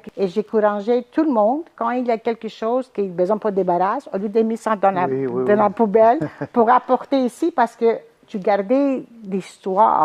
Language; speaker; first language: French; non-native, fluent; Greek